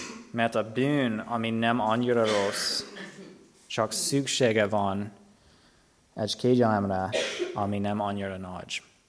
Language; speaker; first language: Hungarian; non-native, fluent; English